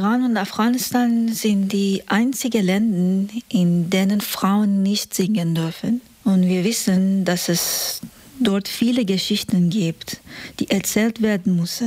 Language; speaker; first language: German; non-native, fluent; Persian